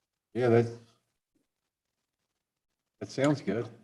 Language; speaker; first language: English; native; English